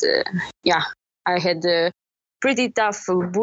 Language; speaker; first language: English; non-native, learner; Italian